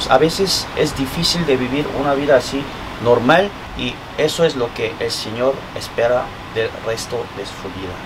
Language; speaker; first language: Spanish; non-native, fluent; Korean